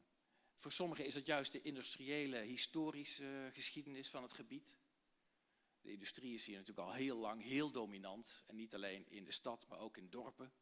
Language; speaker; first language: Dutch; native; Dutch